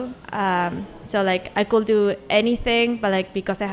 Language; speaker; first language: English; non-native, fluent; Spanish